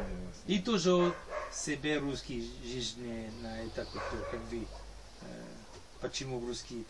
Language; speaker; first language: Russian; non-native, learner; English